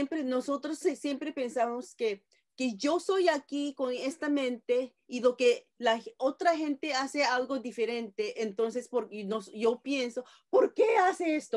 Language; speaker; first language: Spanish; non-native, fluent; Japanese